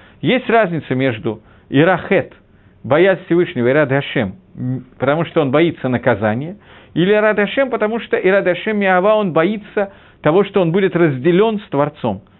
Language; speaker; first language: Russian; early bilingual, heritage; Russian